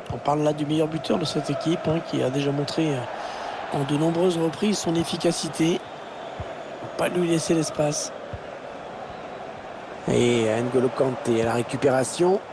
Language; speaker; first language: French; native; French